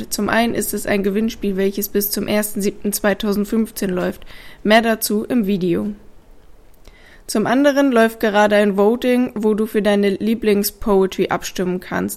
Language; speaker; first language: German; native; German